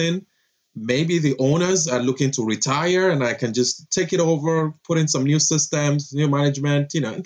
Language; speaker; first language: English; non-native, local second language; Yoruba